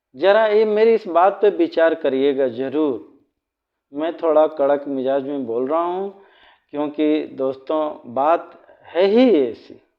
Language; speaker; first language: Hindi; native; Hindi